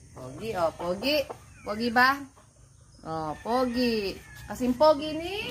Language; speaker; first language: Filipino; non-native, local second language; Pampanga